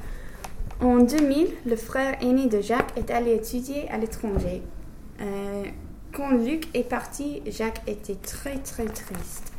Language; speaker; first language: French; non-native, learner; English